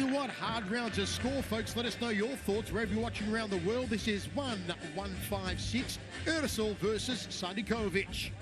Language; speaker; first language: English; native; English